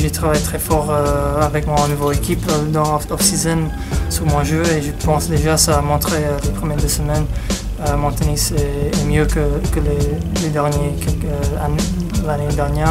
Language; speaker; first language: French; non-native, fluent; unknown